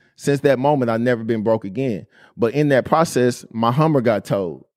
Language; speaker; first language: English; native; English